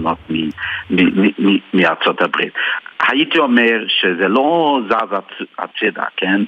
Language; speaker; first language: Hebrew; non-native, fluent; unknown